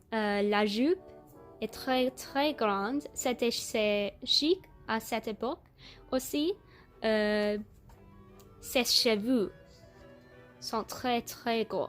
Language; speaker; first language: French; non-native, learner; English